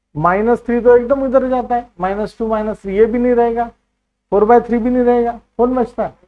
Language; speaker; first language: Hindi; non-native, local second language; Marathi